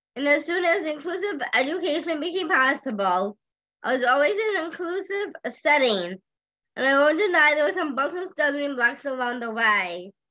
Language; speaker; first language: English; native; English